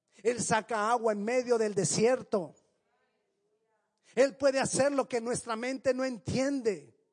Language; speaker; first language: Spanish; native; Spanish